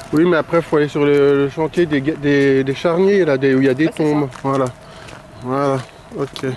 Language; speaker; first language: French; native; French